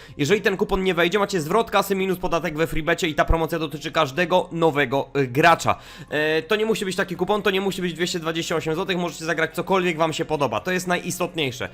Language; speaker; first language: Polish; native; Polish